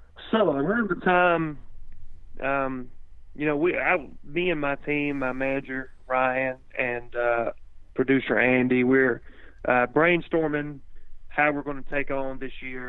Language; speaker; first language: English; native; English